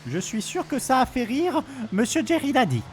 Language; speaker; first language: French; native; French